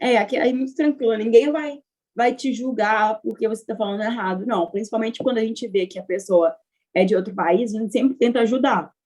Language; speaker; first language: Portuguese; native; Portuguese